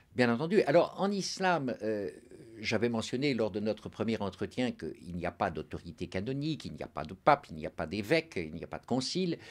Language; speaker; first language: French; native; French